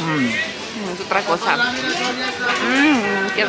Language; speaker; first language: Spanish; non-native, fluent; English